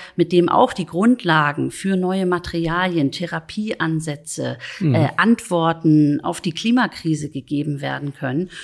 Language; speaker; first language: German; native; German